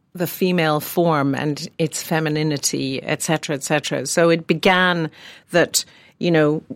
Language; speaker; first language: English; native; English